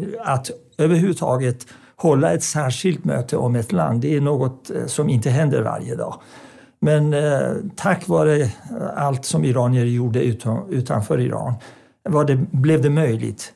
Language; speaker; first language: Swedish; non-native, fluent; Persian